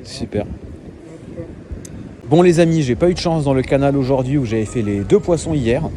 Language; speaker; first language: French; native; French